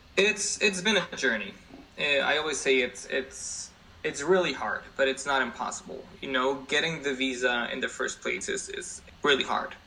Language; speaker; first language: English; non-native, fluent; Spanish